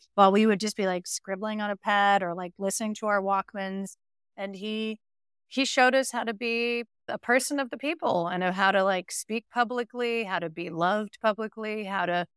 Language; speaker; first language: English; native; English